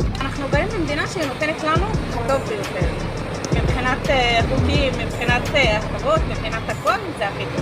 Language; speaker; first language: Hebrew; non-native, local second language; Arabic